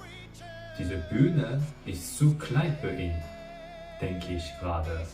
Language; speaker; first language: German; non-native, learner; Korean